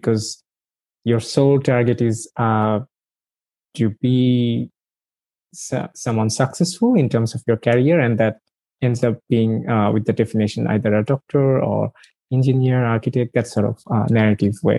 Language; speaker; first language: English; non-native, local second language; Bangla